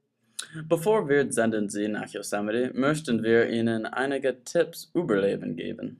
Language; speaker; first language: German; non-native, learner; English